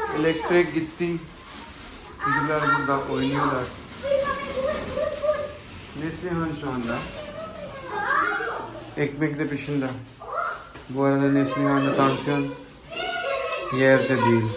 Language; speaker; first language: Turkish; non-native, learner; Urdu